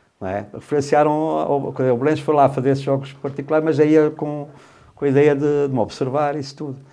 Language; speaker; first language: Portuguese; native; Portuguese